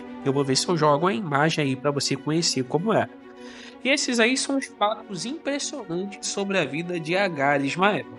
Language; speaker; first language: Portuguese; native; Portuguese